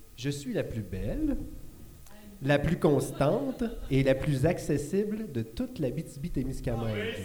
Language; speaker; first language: French; native; French